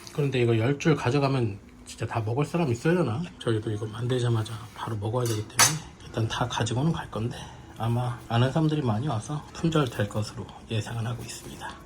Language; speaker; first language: Korean; native; Korean